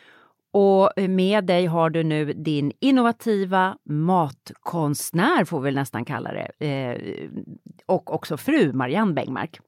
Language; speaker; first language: Swedish; native; Swedish